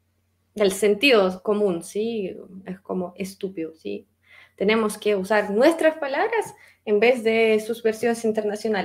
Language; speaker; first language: Spanish; non-native, fluent; Russian